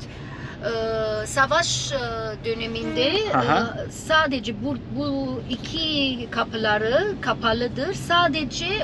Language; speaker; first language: Turkish; non-native, fluent; Arabic